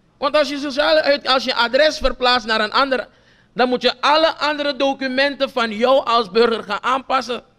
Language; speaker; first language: Dutch; non-native, local second language; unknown